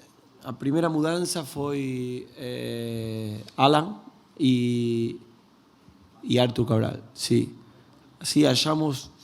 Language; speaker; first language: Portuguese; non-native, learner; Spanish